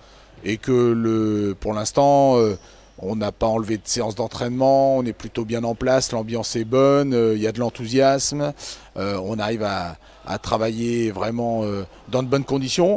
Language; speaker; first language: French; native; French